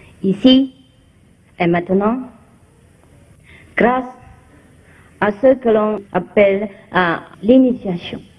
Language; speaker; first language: French; non-native, fluent; Vietnamese